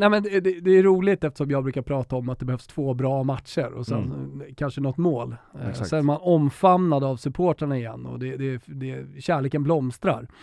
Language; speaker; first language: Swedish; native; Swedish